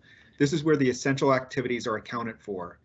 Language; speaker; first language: English; native; English